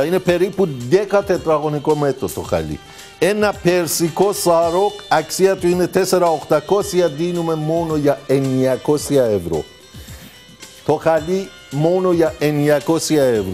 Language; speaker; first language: Greek; non-native, learner; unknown